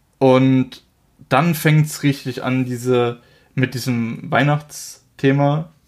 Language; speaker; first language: German; native; German